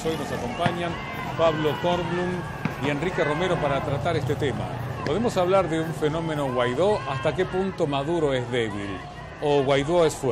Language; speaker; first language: Spanish; native; Spanish